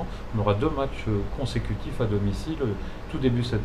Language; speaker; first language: French; native; French